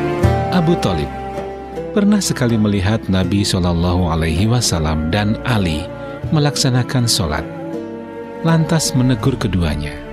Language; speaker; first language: Indonesian; native; Indonesian